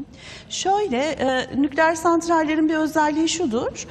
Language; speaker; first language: Turkish; native; Turkish